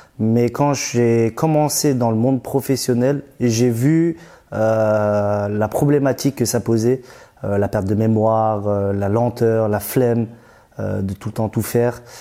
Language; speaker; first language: French; early bilingual, other home language; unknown